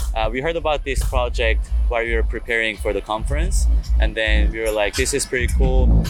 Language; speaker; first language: English; non-native, fluent; Korean